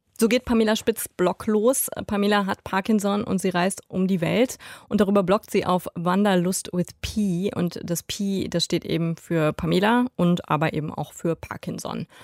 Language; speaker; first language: German; native; German